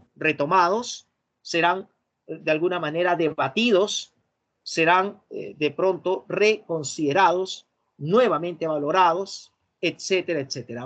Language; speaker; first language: Spanish; native; Spanish